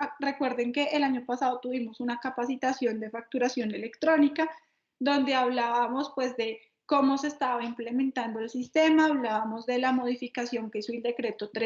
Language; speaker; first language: Spanish; native; Spanish